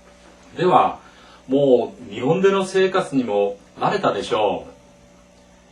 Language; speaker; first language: Japanese; non-native, fluent; Korean